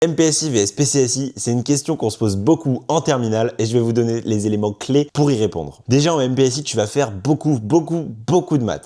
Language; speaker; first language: French; native; French